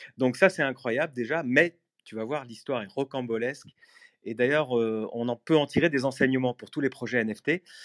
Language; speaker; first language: French; native; French